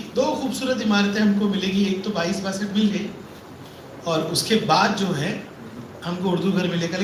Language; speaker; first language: Urdu; non-native, local second language; Marathi